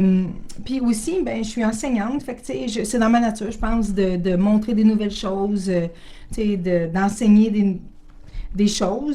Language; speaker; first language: French; native; French